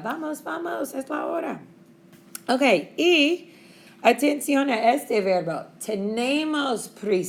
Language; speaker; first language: Spanish; non-native, fluent; English